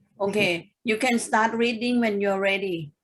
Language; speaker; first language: English; non-native, fluent; Thai